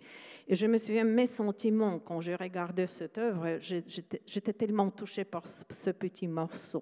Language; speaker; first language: French; non-native, fluent; Ukrainian